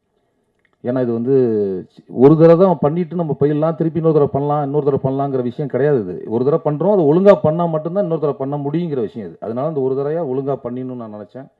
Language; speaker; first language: Tamil; native; Tamil